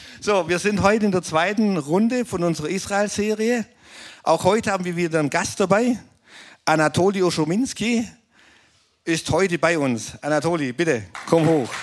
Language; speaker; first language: German; native; German